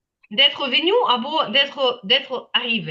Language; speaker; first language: French; non-native, fluent; Ukrainian